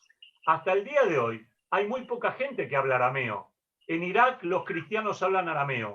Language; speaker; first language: Spanish; native; Spanish